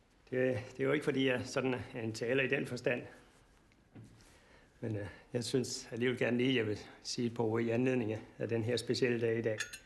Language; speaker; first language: Danish; native; Danish